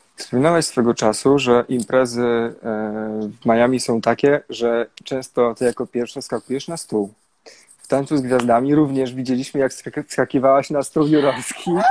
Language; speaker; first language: Polish; native; Polish